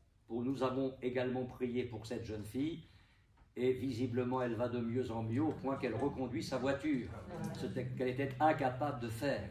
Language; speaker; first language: French; native; French